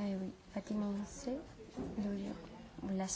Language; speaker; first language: French; non-native, learner; Spanish